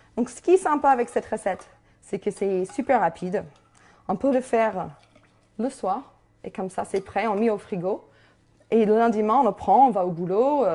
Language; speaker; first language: French; non-native, fluent; English